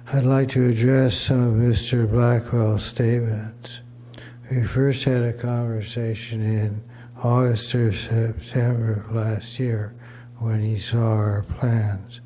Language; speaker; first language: English; native; English